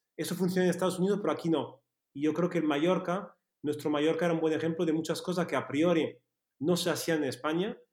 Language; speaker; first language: Spanish; non-native, fluent; French